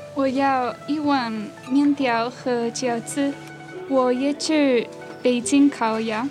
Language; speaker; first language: Chinese; non-native, learner; Spanish